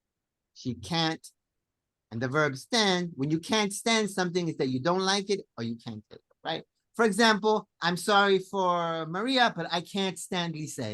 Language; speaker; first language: English; non-native, fluent; Spanish